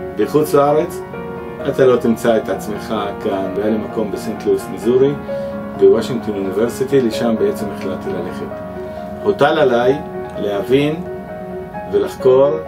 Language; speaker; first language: Hebrew; non-native, local second language; Arabic